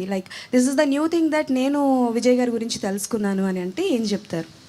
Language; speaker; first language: Telugu; non-native, learner; Tamil